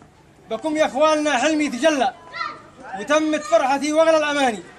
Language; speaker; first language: Arabic; native; Arabic